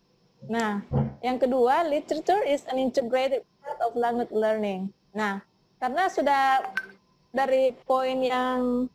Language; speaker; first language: Indonesian; native; Indonesian